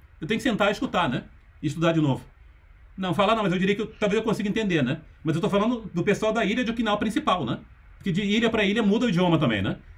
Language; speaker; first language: Portuguese; native; Portuguese